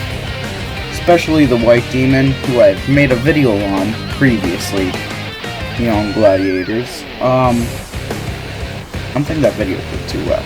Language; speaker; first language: English; native; English